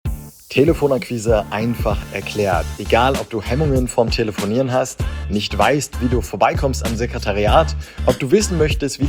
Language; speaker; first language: German; native; German